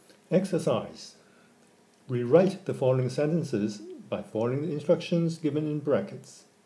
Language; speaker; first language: English; non-native, local second language; Cantonese